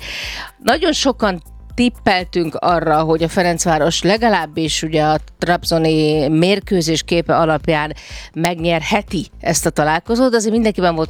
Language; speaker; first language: Hungarian; native; Hungarian